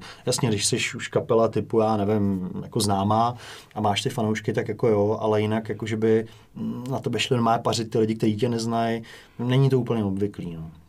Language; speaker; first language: Czech; native; Czech